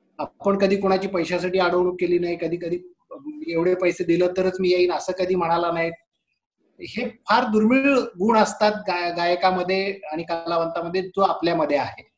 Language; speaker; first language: Marathi; native; Marathi